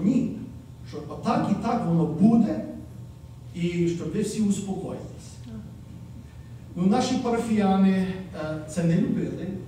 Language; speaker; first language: Ukrainian; early bilingual, heritage; Ukrainian